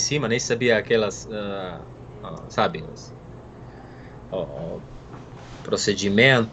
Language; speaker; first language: Portuguese; non-native, fluent; Serbian